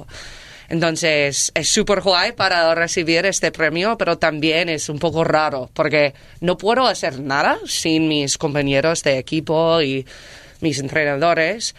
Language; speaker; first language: Spanish; non-native, learner; English